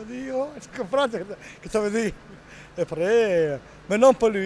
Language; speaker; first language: French; non-native, learner; Italian